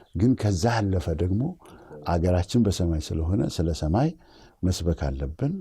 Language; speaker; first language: Amharic; native; Amharic